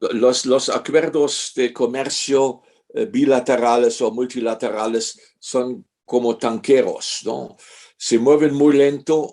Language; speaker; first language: Spanish; non-native, fluent; German